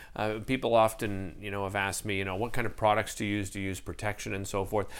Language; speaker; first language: English; native; English